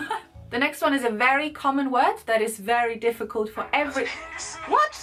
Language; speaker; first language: English; non-native, fluent; German